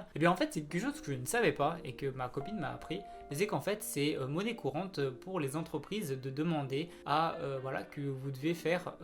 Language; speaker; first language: French; native; French